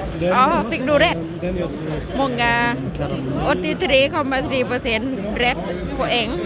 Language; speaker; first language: Swedish; non-native, learner; Thai